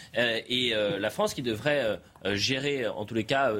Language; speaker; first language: French; non-native, fluent; English